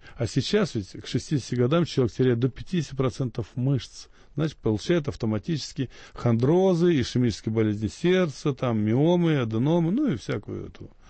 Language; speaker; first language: Russian; native; Russian